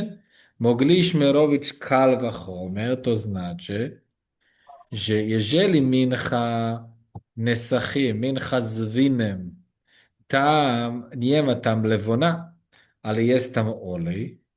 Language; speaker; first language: Polish; non-native, learner; Hebrew